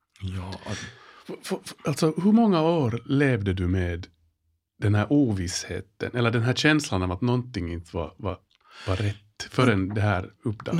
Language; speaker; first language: Swedish; native; Swedish